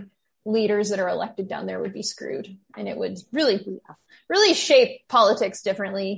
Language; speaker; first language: English; native; English